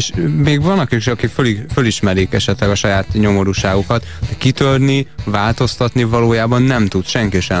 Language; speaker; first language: Hungarian; native; Hungarian